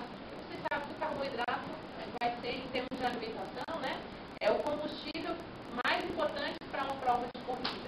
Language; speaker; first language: Portuguese; native; Portuguese